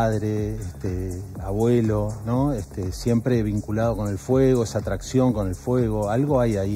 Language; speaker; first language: Spanish; native; Spanish